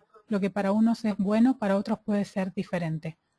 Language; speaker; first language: Spanish; native; Spanish